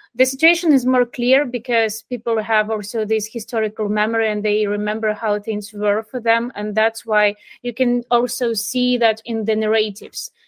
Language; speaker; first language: English; non-native, fluent; Ukrainian